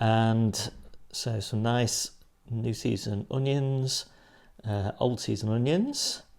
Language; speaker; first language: English; native; English